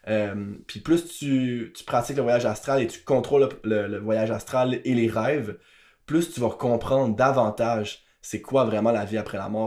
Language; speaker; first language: French; native; French